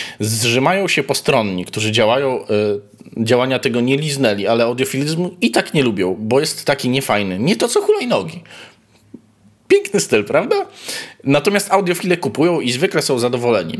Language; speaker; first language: Polish; native; Polish